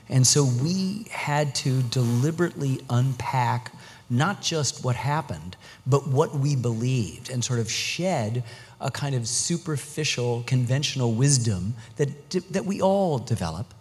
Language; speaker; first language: English; native; English